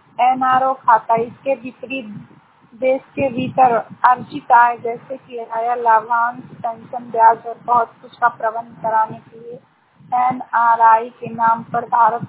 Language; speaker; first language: Hindi; native; Hindi